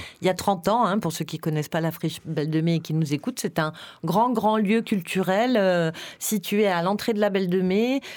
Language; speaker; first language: French; native; French